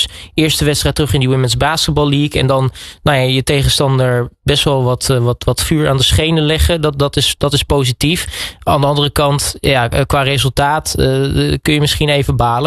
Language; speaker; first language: Dutch; native; Dutch